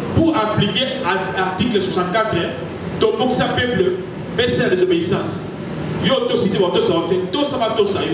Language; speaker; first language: French; non-native, local second language; Lingala